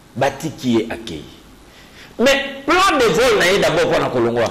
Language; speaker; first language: French; non-native, local second language; Luba-Lulua